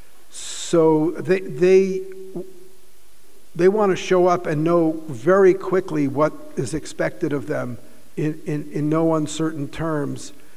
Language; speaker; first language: English; native; English